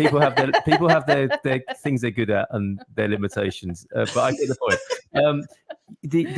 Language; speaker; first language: English; native; English